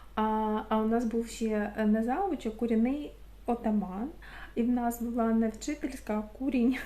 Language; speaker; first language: Ukrainian; non-native, local second language; Russian